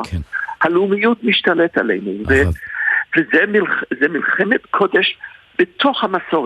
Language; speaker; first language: Hebrew; non-native, fluent; English